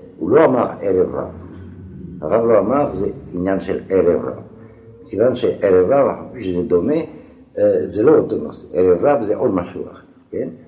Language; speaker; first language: Hebrew; non-native, fluent; French